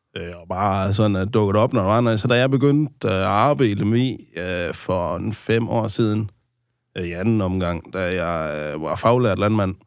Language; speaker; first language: Danish; native; Danish